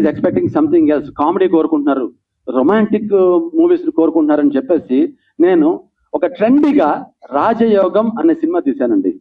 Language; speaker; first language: Telugu; native; Telugu